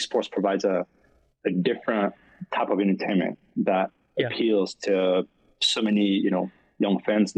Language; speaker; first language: English; non-native, fluent; French